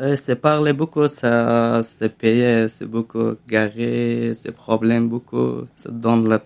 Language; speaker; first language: French; non-native, learner; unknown